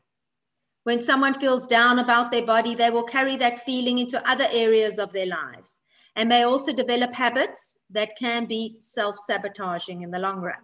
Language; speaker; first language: English; non-native, fluent; Polish